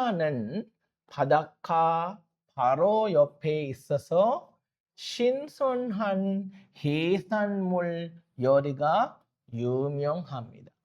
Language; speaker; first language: Korean; non-native, fluent; Sinhala